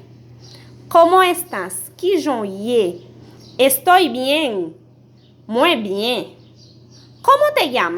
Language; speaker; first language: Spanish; non-native, learner; Haitian Creole